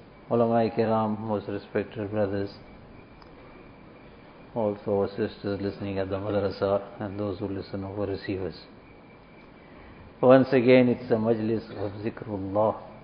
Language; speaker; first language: English; native; English